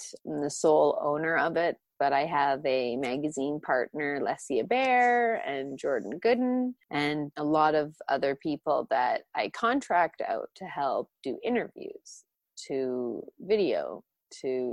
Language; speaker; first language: English; native; English